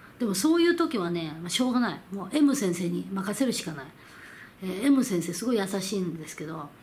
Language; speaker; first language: Japanese; non-native, fluent; Korean